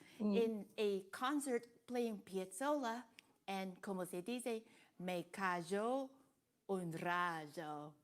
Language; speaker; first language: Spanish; non-native, learner; Cantonese